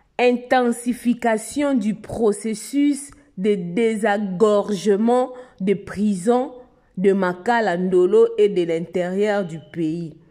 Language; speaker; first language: French; non-native, local second language; Lingala